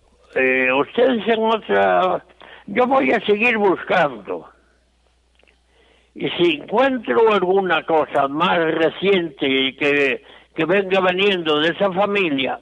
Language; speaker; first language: Spanish; non-native, local second language; Galician